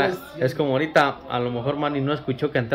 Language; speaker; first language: Spanish; native; Spanish